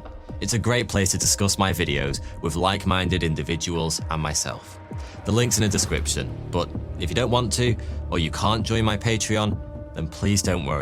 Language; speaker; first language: English; native; English